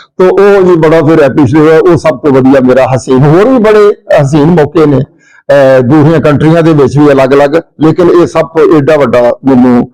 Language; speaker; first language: Punjabi; native; Punjabi